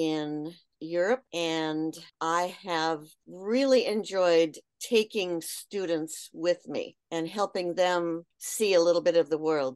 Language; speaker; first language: English; native; English